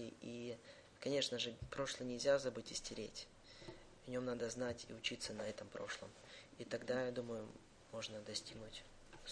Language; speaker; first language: Russian; early bilingual, heritage; Russian